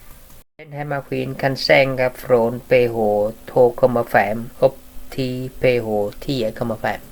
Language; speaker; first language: Swedish; non-native, learner; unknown